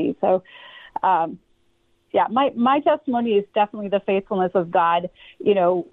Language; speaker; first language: English; native; English